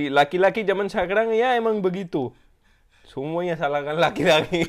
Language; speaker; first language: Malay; non-native, fluent; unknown